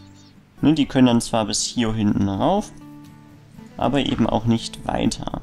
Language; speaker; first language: German; native; German